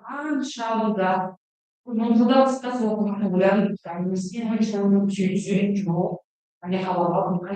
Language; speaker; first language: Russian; non-native, local second language; Kazakh